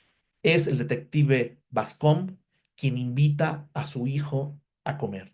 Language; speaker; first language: Spanish; native; Spanish